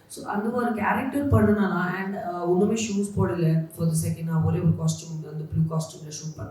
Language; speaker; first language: Tamil; non-native, learner; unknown